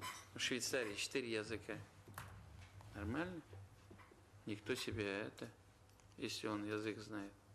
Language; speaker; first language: Russian; non-native, local second language; Tatar